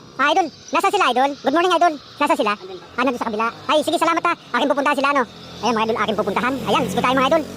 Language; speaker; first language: Filipino; non-native, local second language; Bikol